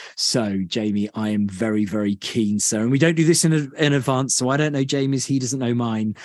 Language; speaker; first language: English; native; English